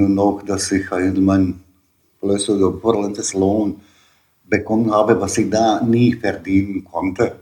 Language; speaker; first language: German; non-native, learner; Bosnian